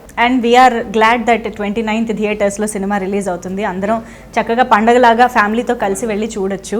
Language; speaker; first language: Telugu; native; Telugu